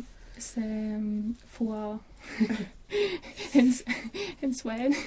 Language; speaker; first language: French; non-native, learner; Latvian